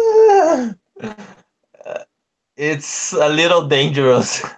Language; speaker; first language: English; non-native, learner; Portuguese